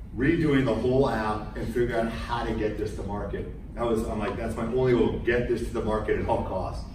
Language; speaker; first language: English; native; English